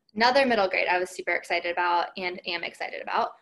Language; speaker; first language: English; native; English